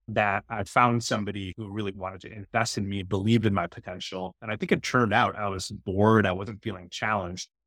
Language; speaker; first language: English; native; English